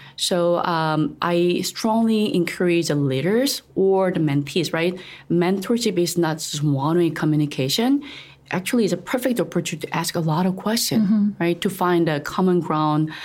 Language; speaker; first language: English; non-native, fluent; Korean